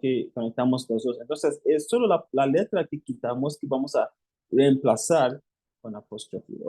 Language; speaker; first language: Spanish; non-native, fluent; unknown